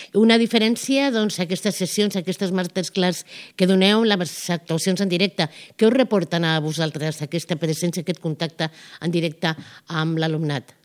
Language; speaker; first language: Catalan; native; Catalan